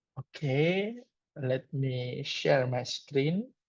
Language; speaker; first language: English; non-native, learner; Indonesian